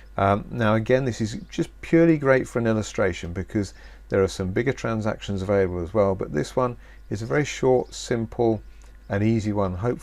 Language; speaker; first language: English; native; English